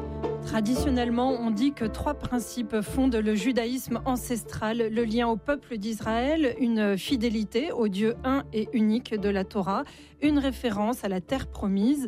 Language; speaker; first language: French; native; French